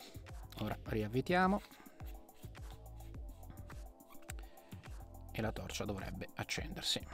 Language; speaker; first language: Italian; native; Italian